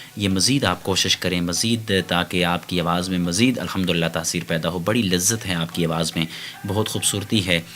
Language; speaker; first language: Urdu; native; Urdu